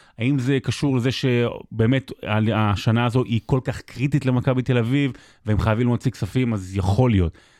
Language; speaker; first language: Hebrew; native; Hebrew